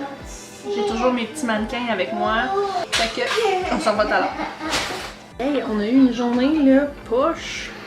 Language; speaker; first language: French; native; French